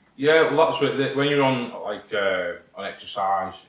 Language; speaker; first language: English; native; English